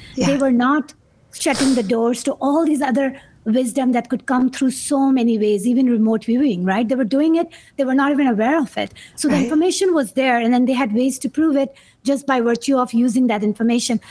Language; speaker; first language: English; non-native, local second language; Urdu